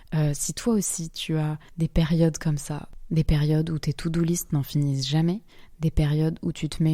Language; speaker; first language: French; native; French